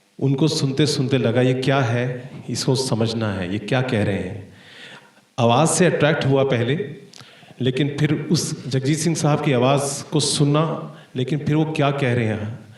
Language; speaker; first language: Hindi; native; Hindi